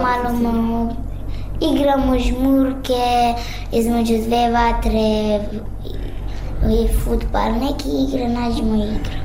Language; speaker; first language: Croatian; non-native, learner; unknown